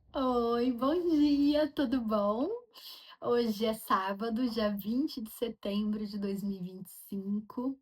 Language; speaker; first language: Portuguese; native; Portuguese